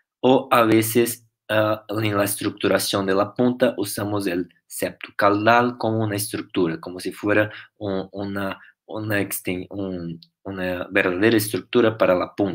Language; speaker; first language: Spanish; non-native, fluent; Portuguese